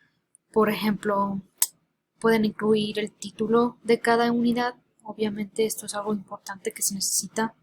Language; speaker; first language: Spanish; early bilingual, heritage; Spanish